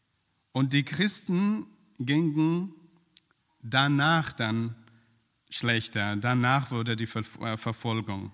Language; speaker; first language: German; non-native, fluent; Persian